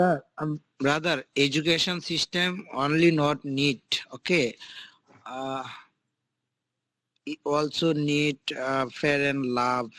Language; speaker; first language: English; non-native, local second language; Bangla